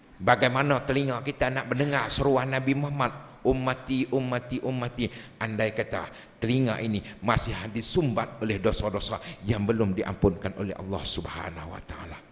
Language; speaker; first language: Malay; native; Malay